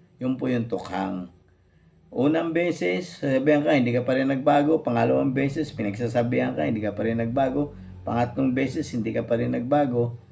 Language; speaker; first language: Filipino; native; Filipino